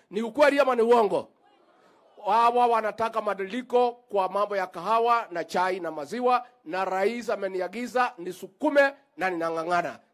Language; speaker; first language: Swahili; non-native, local second language; Kikuyu